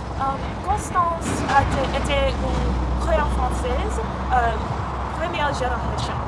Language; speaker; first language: French; non-native, learner; English